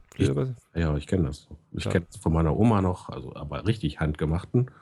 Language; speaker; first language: German; native; German